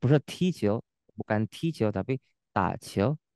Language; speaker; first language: Chinese; non-native, fluent; Indonesian